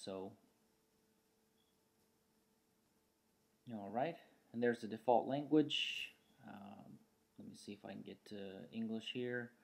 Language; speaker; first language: English; native; English